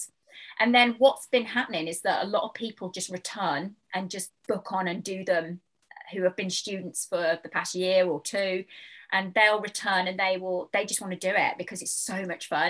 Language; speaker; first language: English; native; English